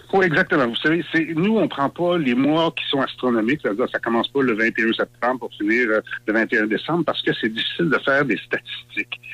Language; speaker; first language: French; native; French